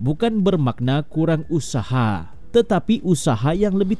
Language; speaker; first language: Malay; native; Malay